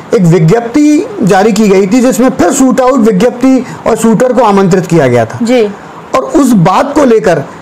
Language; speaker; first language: Hindi; native; Hindi